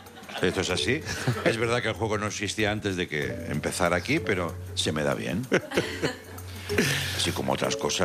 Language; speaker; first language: Spanish; native; Spanish